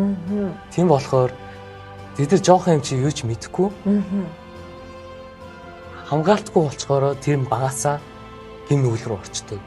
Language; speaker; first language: Mongolian; early bilingual, heritage; Mongolian